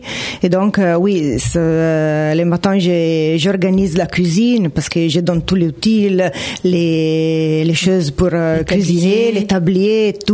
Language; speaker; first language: French; non-native, fluent; Italian